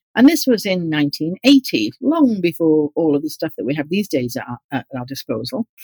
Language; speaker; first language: English; native; English